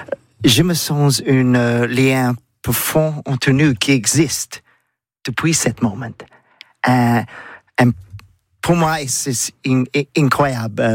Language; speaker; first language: French; non-native, learner; English